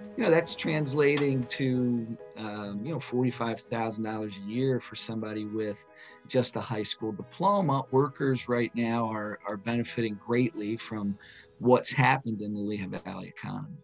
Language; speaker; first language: English; native; English